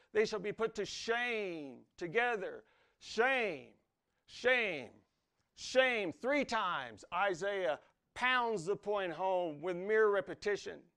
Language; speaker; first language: English; native; English